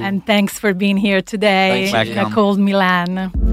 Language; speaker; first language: English; non-native, fluent; Italian